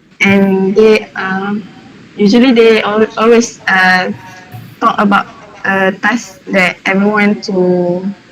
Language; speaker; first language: English; non-native, learner; Malay